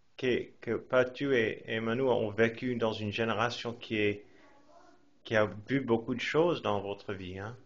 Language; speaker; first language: French; non-native, fluent; English